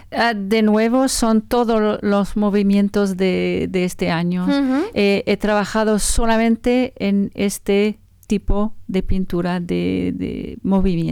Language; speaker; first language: Spanish; non-native, learner; French